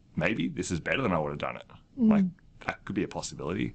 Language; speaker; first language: English; native; English